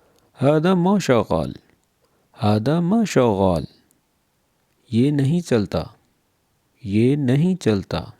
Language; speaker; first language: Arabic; non-native, learner; Urdu